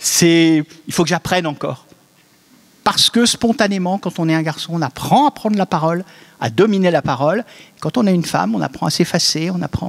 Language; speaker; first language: French; native; French